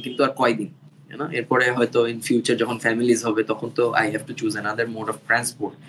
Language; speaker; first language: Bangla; native; Bangla